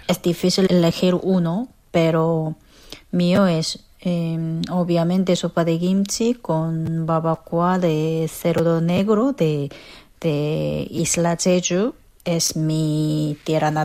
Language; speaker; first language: Spanish; non-native, local second language; Korean